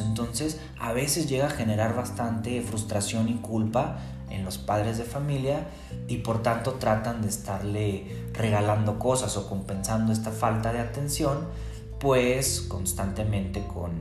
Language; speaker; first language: Spanish; native; Spanish